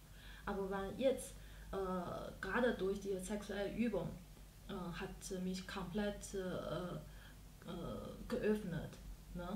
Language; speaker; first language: German; non-native, fluent; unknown